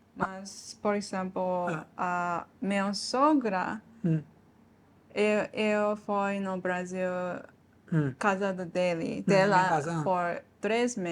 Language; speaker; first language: Portuguese; non-native, learner; Japanese